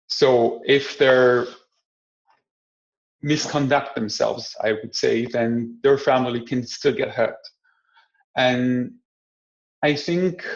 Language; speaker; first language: English; non-native, fluent; Hebrew